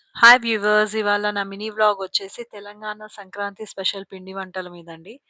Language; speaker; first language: Telugu; non-native, local second language; Hindi